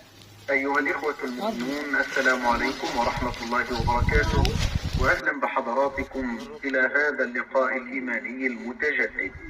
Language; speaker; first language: Arabic; native; Arabic